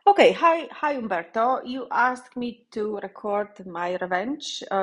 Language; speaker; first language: English; non-native, fluent; Polish